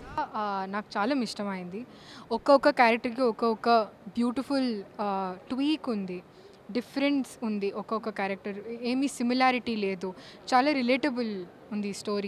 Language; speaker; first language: Telugu; non-native, learner; Kannada